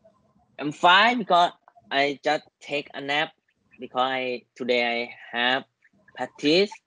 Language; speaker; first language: English; non-native, learner; Thai